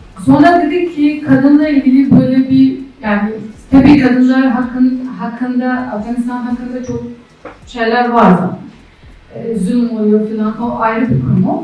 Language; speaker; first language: Turkish; non-native, fluent; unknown